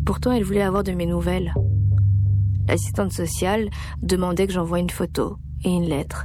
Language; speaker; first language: French; native; French